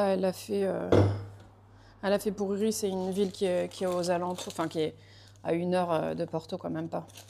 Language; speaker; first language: French; native; French